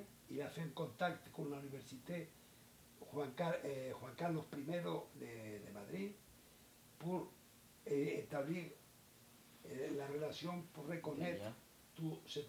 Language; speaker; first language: French; non-native, learner; Spanish